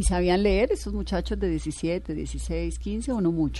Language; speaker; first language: Spanish; native; Spanish